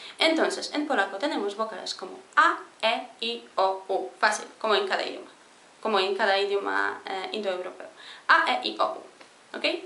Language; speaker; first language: Spanish; non-native, fluent; Polish